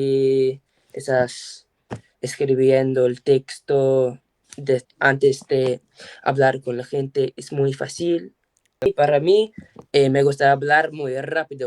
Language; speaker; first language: Spanish; non-native, learner; English